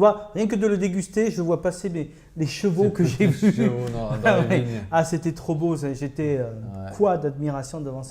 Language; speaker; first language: French; native; French